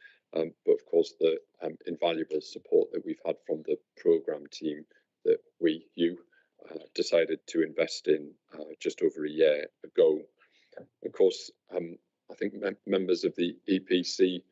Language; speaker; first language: English; native; English